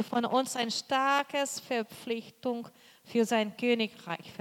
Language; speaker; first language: German; non-native, fluent; Portuguese